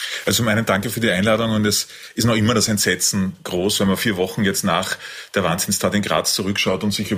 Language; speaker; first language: German; native; German